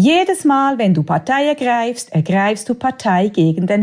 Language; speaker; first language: German; native; German